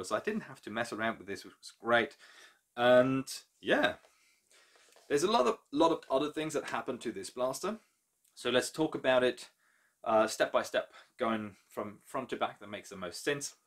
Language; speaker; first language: English; non-native, fluent; German